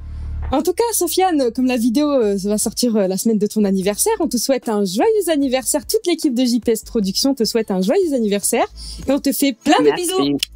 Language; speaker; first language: French; native; French